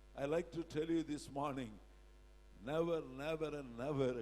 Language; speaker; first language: English; non-native, local second language; Tamil